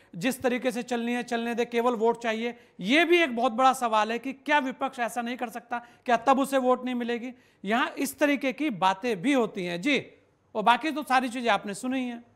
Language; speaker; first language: Hindi; native; Hindi